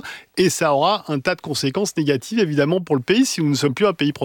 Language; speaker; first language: French; native; French